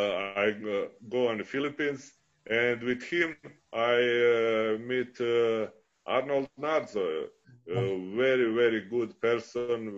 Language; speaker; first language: English; non-native, fluent; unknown